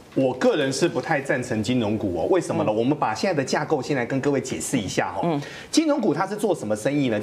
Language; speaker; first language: Chinese; native; Chinese